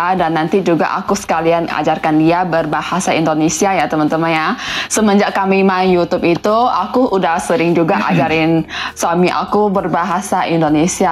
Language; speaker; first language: Indonesian; native; Indonesian